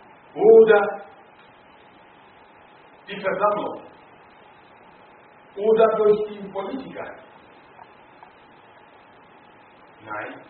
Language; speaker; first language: German; non-native, learner; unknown